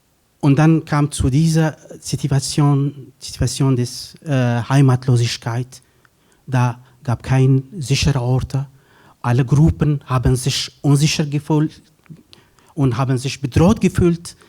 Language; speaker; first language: German; non-native, fluent; Kurdish